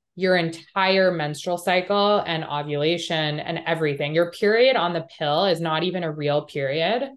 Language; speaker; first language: English; native; English